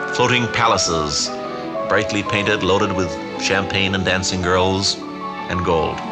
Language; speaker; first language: English; native; English